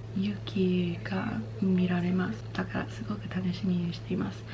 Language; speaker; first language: Japanese; non-native, learner; English